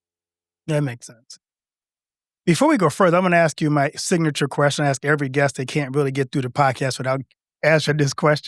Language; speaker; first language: English; native; English